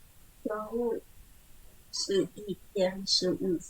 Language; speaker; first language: Chinese; non-native, learner; Indonesian